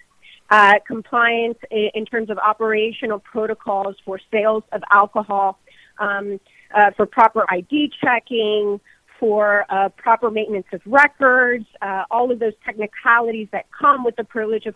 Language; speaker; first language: English; native; English